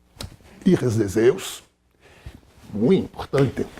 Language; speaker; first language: Spanish; non-native, fluent; Portuguese